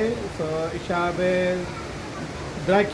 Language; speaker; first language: German; non-native, learner; Urdu